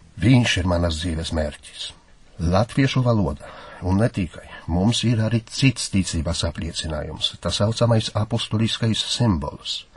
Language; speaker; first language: Latvian; non-native, fluent; Polish